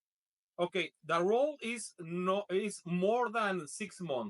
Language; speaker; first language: English; non-native, learner; Spanish